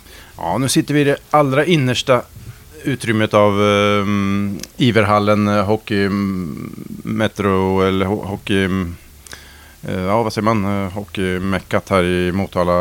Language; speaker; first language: Swedish; native; Swedish